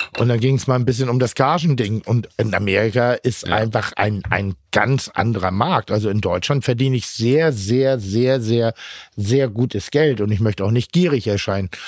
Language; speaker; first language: German; native; German